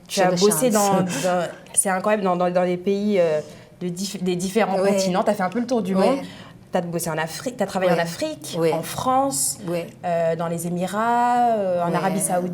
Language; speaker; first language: French; native; French